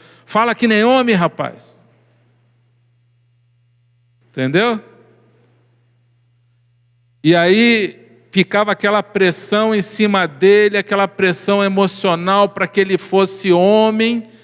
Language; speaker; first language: Portuguese; native; Portuguese